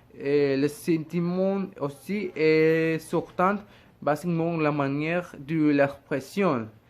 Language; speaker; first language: French; non-native, fluent; Spanish